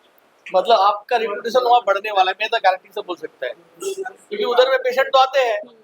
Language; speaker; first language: Hindi; native; Hindi